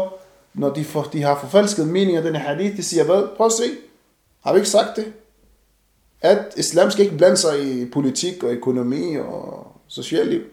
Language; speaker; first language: Danish; non-native, fluent; Arabic